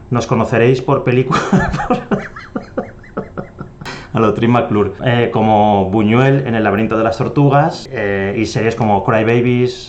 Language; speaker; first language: Spanish; native; Spanish